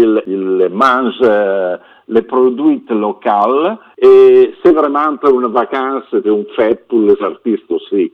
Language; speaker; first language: French; non-native, fluent; Italian